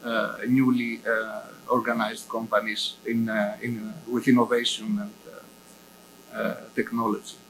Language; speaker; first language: English; non-native, fluent; Greek